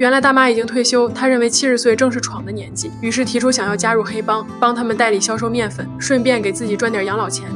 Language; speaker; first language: Chinese; native; Chinese